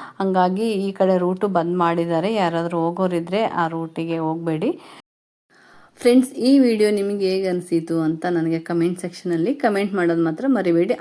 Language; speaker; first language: Kannada; native; Kannada